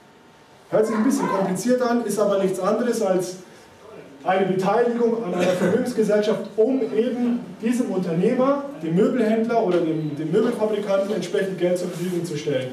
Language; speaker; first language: German; native; German